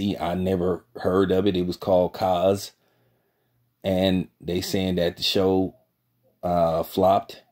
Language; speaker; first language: English; native; English